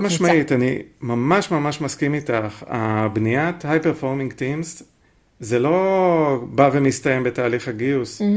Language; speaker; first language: Hebrew; native; Hebrew